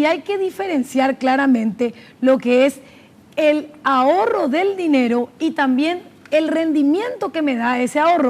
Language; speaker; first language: Spanish; native; Spanish